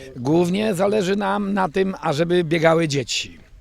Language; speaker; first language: Polish; native; Polish